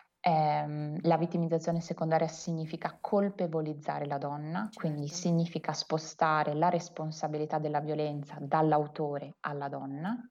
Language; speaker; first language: Italian; native; Italian